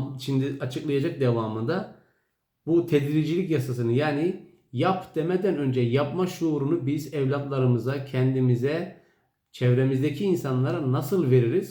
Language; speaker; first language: Turkish; native; Turkish